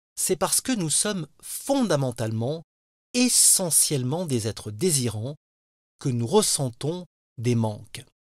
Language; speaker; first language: French; native; French